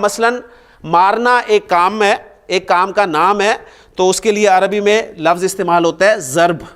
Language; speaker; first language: Urdu; native; Urdu